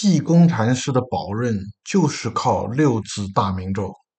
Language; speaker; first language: Chinese; native; Chinese